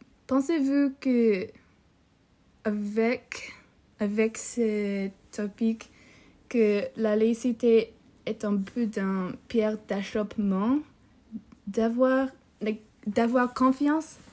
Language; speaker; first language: French; non-native, learner; English